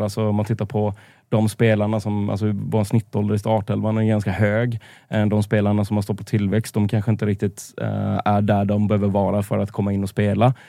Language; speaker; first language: Swedish; native; Swedish